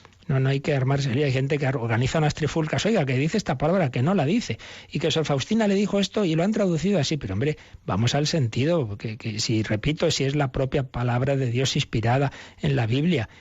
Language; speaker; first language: Spanish; native; Spanish